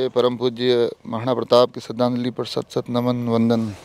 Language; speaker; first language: Hindi; native; Hindi